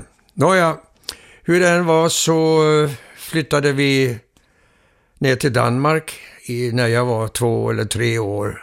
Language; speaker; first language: Swedish; early bilingual, heritage; Swedish